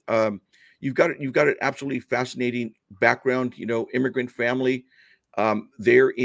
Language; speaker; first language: English; early bilingual, other home language; Spanish